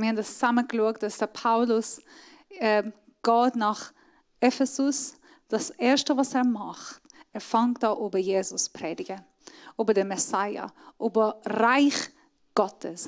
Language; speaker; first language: German; non-native, fluent; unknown